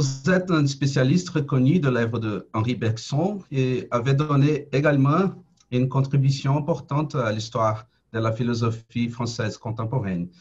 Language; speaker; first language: French; non-native, fluent; Portuguese